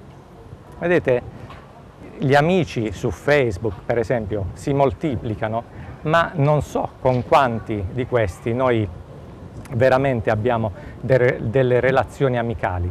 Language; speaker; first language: Italian; native; Italian